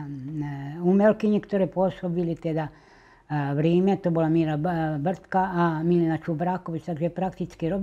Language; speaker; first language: Slovak; native; Slovak